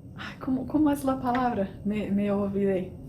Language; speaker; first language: Spanish; non-native, fluent; Portuguese